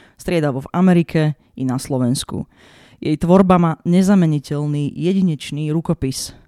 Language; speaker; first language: Slovak; native; Slovak